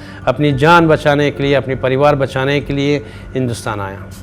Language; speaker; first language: Hindi; non-native, fluent; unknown